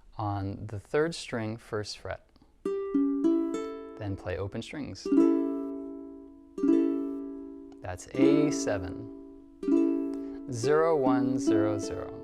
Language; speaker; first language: English; native; English